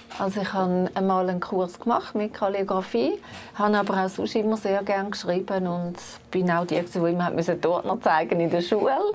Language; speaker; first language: German; native; German